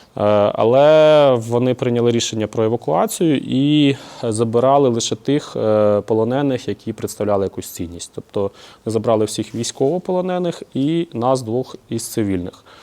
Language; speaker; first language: Ukrainian; native; Ukrainian